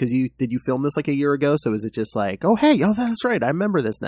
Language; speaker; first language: English; native; English